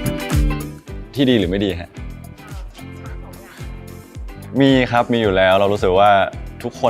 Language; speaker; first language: Thai; native; Thai